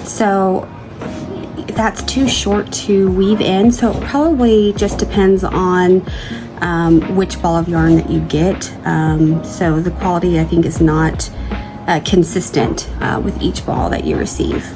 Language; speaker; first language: English; native; English